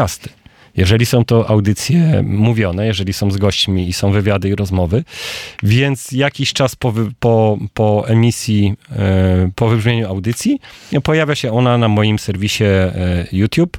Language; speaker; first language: Polish; native; Polish